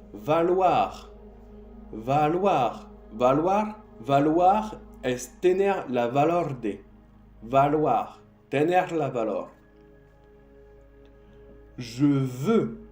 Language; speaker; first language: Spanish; non-native, fluent; French